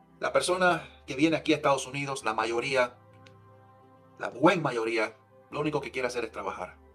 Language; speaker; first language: Spanish; early bilingual, heritage; Spanish